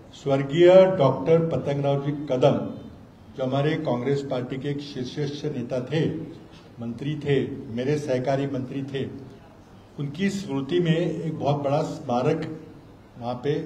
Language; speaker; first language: Hindi; non-native, local second language; Marathi